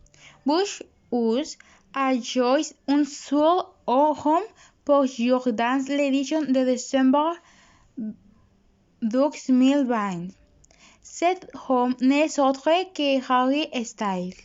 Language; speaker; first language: French; non-native, learner; Spanish